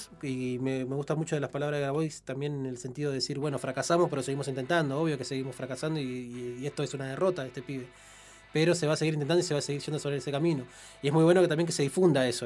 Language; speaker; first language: Spanish; native; Spanish